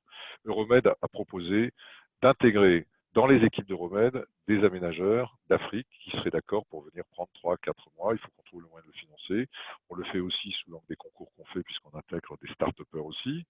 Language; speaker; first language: French; native; French